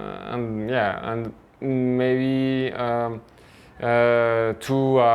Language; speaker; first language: English; non-native, fluent; French